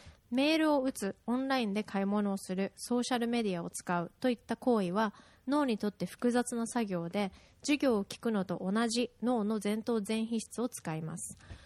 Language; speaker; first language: Japanese; native; Japanese